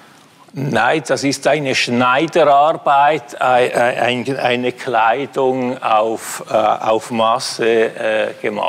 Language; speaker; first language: German; non-native, fluent; Italian